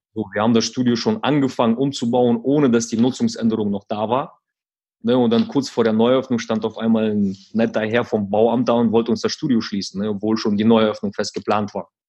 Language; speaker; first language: German; early bilingual, other home language; Russian